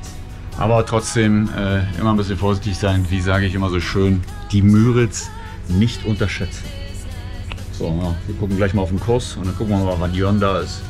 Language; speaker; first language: German; native; German